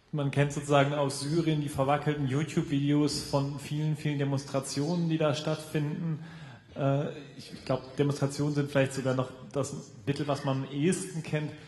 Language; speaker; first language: German; native; German